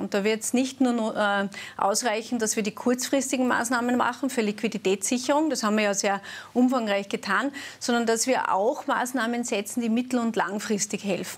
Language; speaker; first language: German; native; German